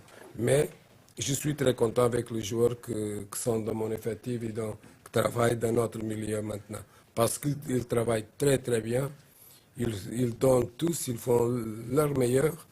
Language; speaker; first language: French; non-native, learner; Portuguese